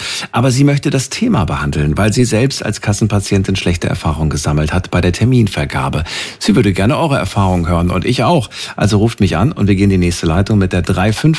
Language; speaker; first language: German; native; German